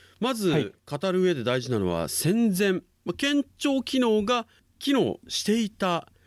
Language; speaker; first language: Japanese; native; Japanese